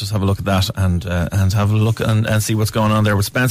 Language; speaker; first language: English; native; English